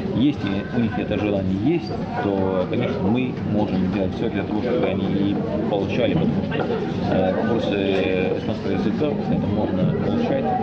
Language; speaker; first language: Russian; non-native, local second language; Estonian